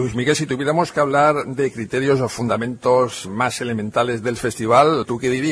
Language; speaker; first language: Spanish; native; Spanish